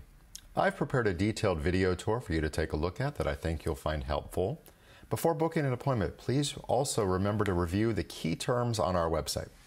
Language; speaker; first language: English; native; English